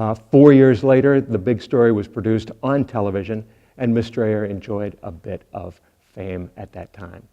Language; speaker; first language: English; native; English